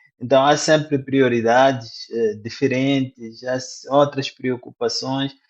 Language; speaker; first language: Portuguese; non-native, local second language; Tsonga